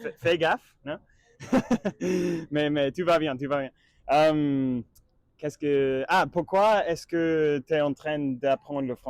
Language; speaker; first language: French; non-native, learner; English